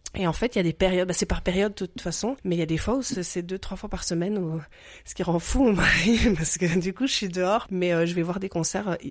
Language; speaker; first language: French; native; French